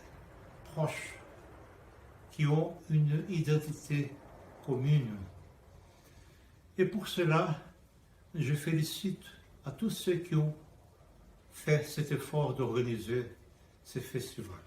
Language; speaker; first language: French; non-native, fluent; Portuguese